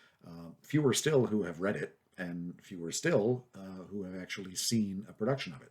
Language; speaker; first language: English; native; English